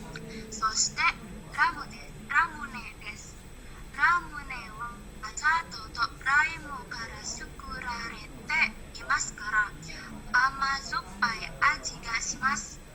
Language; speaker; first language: Japanese; non-native, learner; Indonesian